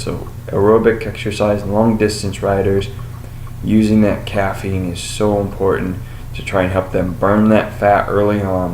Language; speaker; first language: English; native; English